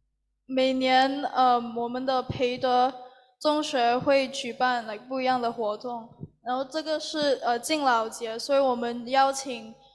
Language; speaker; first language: Chinese; early bilingual, heritage; Chinese